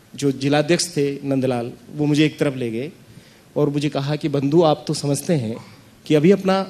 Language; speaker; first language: Hindi; native; Hindi